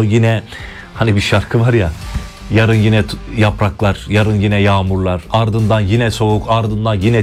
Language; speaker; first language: Turkish; native; Turkish